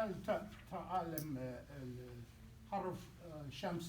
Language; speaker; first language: Arabic; non-native, learner; English